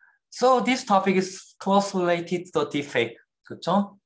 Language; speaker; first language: English; non-native, fluent; Korean